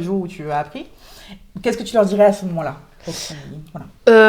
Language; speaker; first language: French; non-native, fluent; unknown